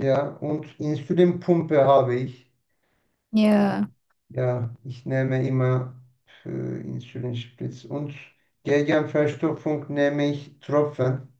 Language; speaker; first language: German; non-native, learner; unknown